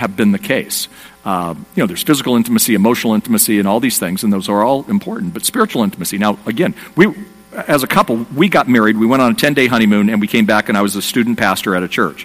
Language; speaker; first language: English; native; English